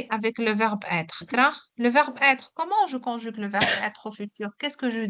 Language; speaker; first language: French; non-native, local second language; Arabic